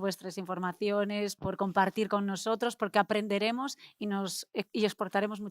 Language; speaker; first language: Spanish; native; Spanish